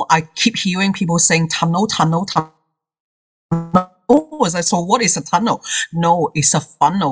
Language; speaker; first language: English; non-native, local second language; Cantonese